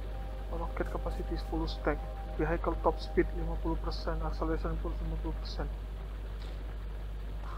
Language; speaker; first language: English; non-native, learner; Indonesian